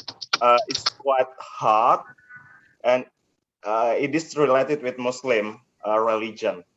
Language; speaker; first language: English; non-native, learner; Indonesian